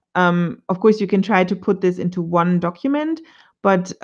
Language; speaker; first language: English; non-native, fluent; German